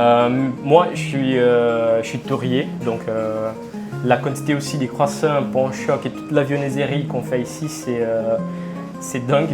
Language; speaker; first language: French; non-native, fluent; Portuguese